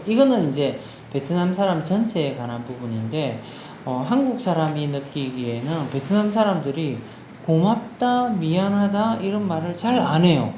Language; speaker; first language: Korean; non-native, local second language; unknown